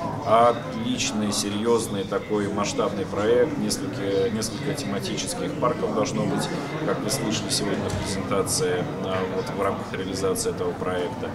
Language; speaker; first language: Russian; native; Russian